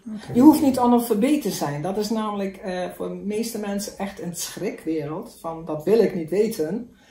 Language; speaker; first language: Dutch; native; Dutch